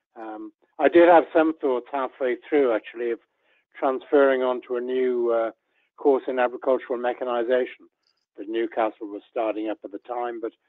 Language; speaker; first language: English; native; English